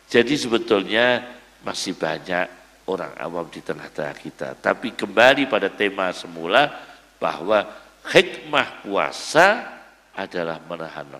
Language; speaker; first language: Indonesian; native; Indonesian